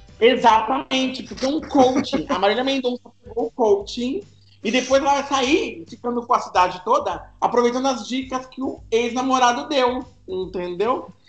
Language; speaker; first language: Portuguese; native; Portuguese